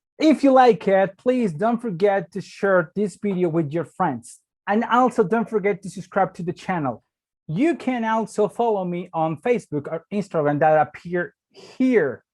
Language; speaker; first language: English; non-native, learner; Spanish